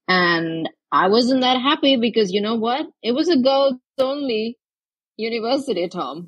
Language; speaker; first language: English; non-native, local second language; Tamil